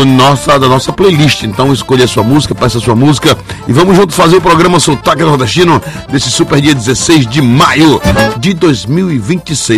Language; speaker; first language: Portuguese; native; Portuguese